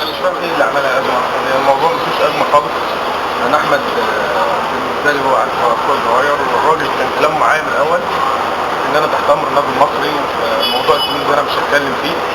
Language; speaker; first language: Arabic; native; Arabic